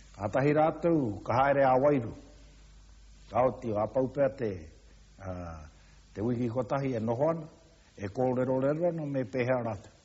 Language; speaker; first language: Māori; native; Māori